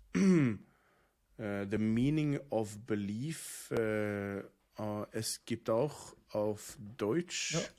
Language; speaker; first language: German; non-native, learner; Norwegian